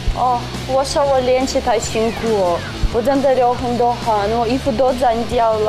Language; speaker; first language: Chinese; non-native, fluent; Russian